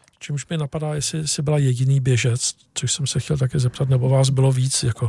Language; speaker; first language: Czech; native; Czech